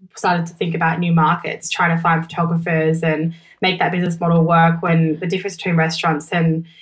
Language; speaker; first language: English; native; English